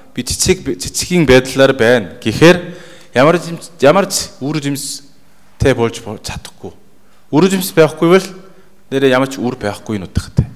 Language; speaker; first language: Mongolian; native; Mongolian